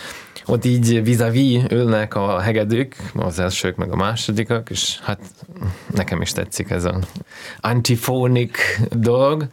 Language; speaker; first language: Hungarian; non-native, fluent; Russian